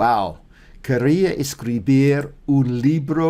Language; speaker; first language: Spanish; non-native, learner; English